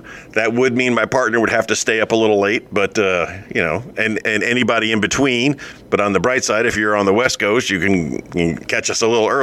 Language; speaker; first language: English; native; English